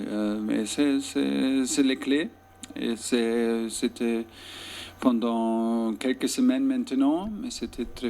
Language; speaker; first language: French; non-native, fluent; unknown